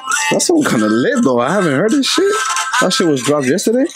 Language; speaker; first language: English; early bilingual, other home language; Spanish